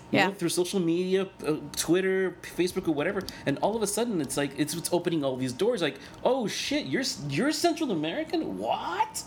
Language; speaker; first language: English; non-native, fluent; Spanish